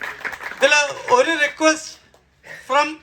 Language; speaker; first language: Malayalam; non-native, local second language; Tamil